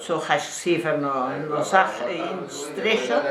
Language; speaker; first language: German; early bilingual, heritage; German